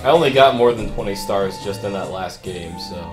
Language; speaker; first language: English; native; English